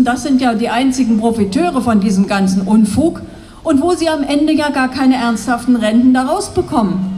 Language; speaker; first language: German; native; German